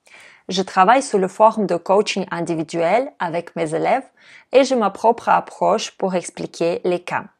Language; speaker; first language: French; non-native, fluent; Russian